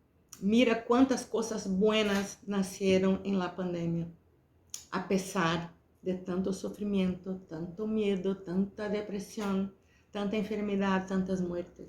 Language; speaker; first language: Spanish; non-native, fluent; Portuguese